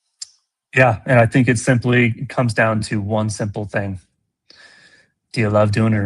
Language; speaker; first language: English; native; English